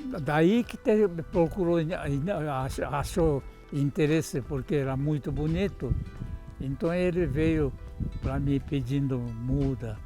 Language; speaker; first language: Portuguese; non-native, local second language; Japanese